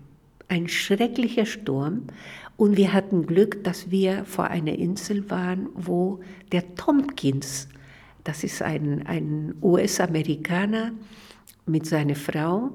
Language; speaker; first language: German; non-native, fluent; Spanish